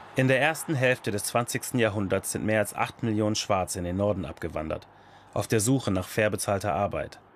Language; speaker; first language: German; non-native, fluent; English